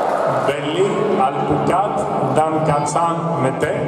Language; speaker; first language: Indonesian; non-native, fluent; Greek